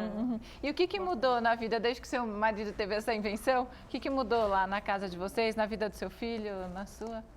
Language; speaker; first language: Portuguese; native; Portuguese